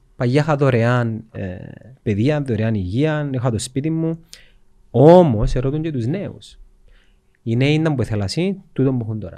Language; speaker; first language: Greek; native; Greek